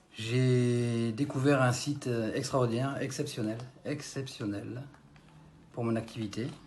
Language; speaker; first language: French; early bilingual, other home language; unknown